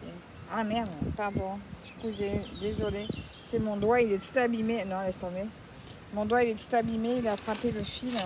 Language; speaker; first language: French; native; French